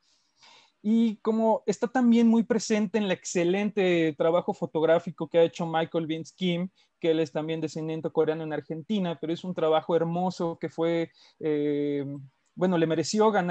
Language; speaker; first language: Spanish; native; Spanish